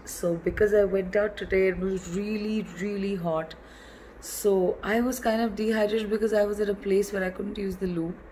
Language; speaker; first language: English; non-native, local second language; Hindi